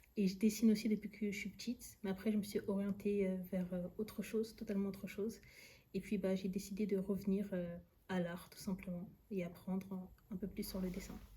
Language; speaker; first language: French; early bilingual, other home language; Lingala